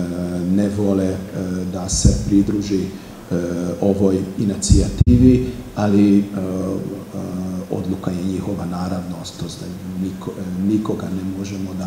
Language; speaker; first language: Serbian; non-native, fluent; Hungarian